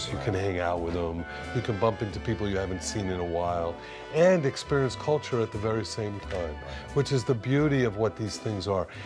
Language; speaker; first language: English; native; English